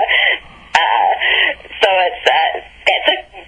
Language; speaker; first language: English; native; English